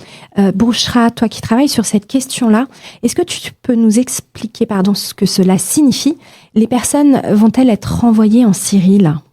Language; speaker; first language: French; native; French